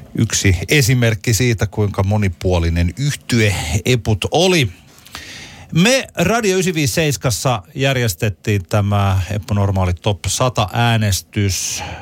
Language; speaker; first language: Finnish; native; Finnish